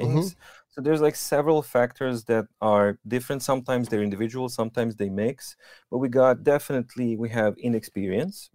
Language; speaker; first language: English; non-native, fluent; Serbian